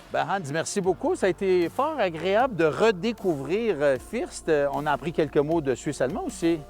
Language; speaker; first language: French; native; French